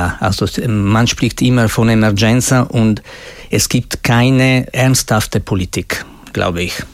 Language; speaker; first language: German; non-native, local second language; Italian